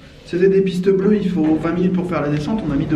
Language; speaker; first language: French; native; French